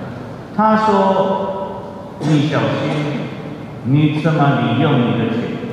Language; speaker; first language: Chinese; non-native, fluent; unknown